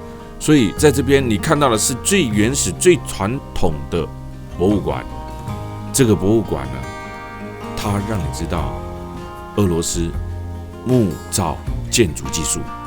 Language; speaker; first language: Chinese; native; Chinese